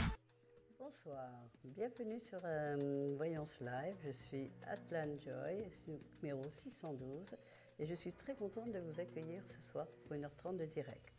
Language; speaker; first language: French; native; French